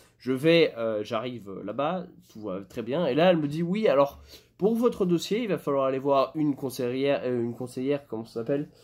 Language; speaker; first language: French; native; French